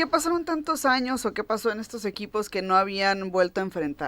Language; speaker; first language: Spanish; native; Spanish